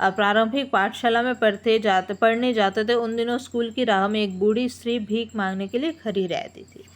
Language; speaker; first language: Hindi; non-native, local second language; Bangla